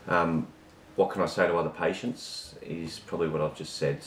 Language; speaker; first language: English; native; English